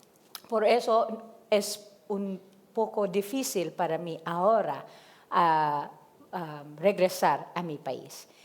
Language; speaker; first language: Spanish; non-native, learner; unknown